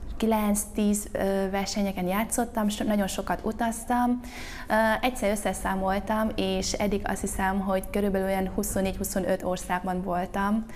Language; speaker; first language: Hungarian; early bilingual, other home language; Vietnamese